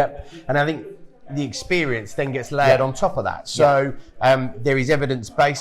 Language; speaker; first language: English; native; English